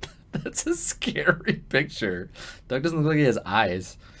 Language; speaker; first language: English; native; English